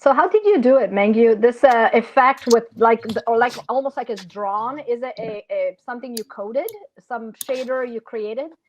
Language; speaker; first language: English; non-native, fluent; Italian